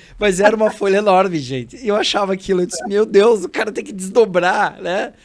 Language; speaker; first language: Portuguese; native; Portuguese